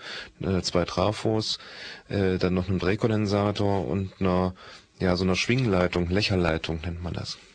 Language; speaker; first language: German; native; German